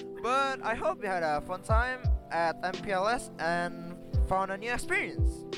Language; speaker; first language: English; non-native, learner; Indonesian